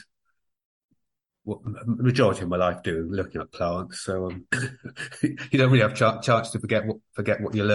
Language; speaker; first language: English; native; English